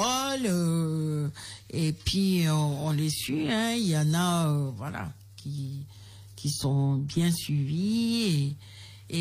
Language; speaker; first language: French; non-native, local second language; Ewe